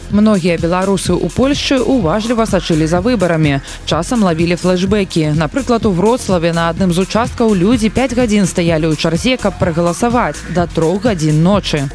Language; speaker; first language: Belarusian; native; Belarusian